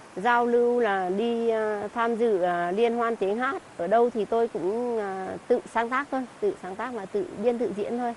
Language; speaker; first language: Vietnamese; non-native, local second language; Tày